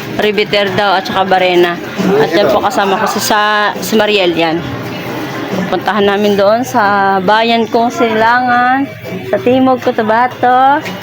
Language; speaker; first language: Filipino; non-native, local second language; Cebuano